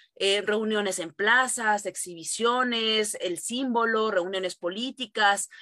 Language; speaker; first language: Spanish; native; Spanish